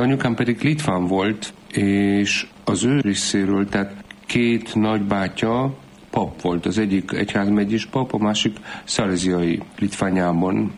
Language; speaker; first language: Hungarian; non-native, fluent; Polish